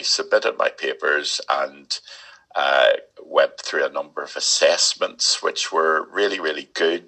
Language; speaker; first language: English; native; English